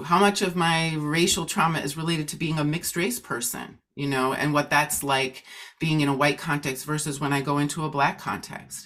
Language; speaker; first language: English; native; English